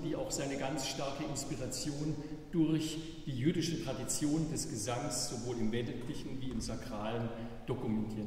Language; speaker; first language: German; native; German